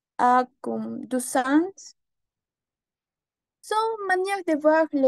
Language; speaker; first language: French; non-native, learner; Spanish